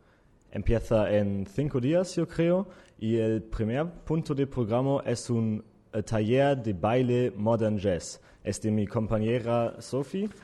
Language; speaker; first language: Spanish; non-native, learner; German